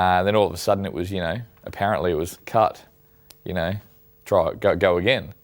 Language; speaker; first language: English; native; English